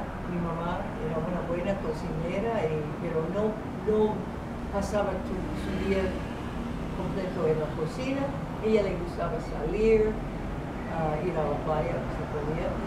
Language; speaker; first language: Spanish; non-native, fluent; English